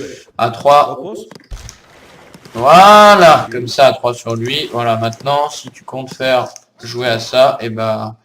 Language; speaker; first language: French; native; French